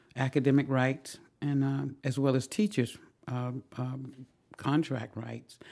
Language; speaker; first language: English; native; English